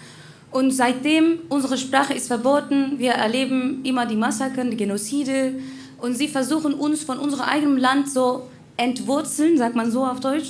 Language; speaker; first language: German; non-native, learner; Kurdish